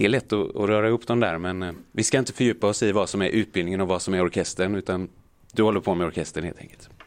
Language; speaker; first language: Swedish; native; Swedish